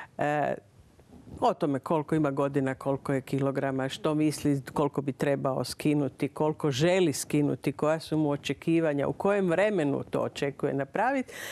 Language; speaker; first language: Croatian; native; Croatian